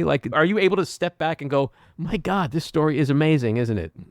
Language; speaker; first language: English; native; English